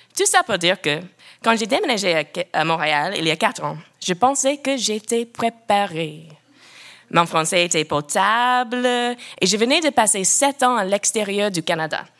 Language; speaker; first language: French; non-native, local second language; English